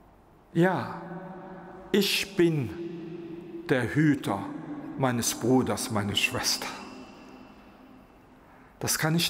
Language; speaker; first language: German; non-native, local second language; Luxembourgish